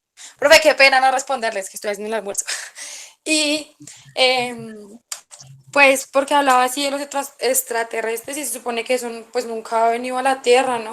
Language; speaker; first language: Spanish; native; Spanish